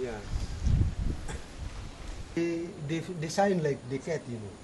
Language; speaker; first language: English; non-native, learner; Indonesian